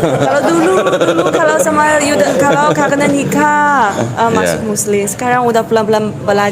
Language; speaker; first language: Indonesian; non-native, learner; Chinese